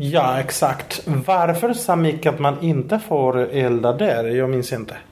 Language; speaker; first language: Swedish; non-native, fluent; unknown